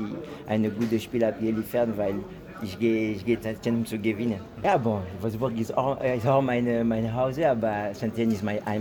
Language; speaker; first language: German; non-native, fluent; French